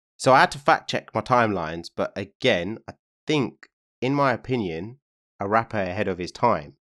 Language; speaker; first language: English; native; English